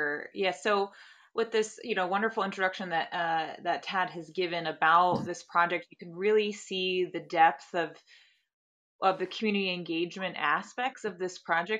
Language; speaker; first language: English; native; English